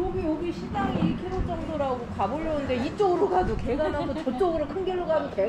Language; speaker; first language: Korean; native; Korean